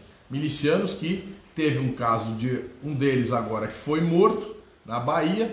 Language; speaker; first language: Portuguese; native; Portuguese